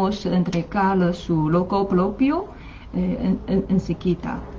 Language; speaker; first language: Spanish; non-native, learner; Chinese